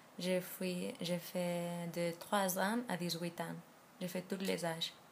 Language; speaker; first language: French; non-native, fluent; Spanish